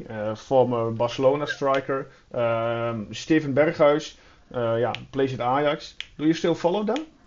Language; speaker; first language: English; non-native, fluent; Dutch